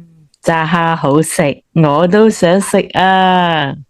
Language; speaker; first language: Cantonese; native; Cantonese